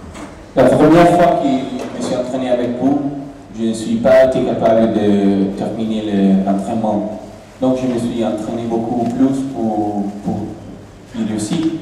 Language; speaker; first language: French; non-native, learner; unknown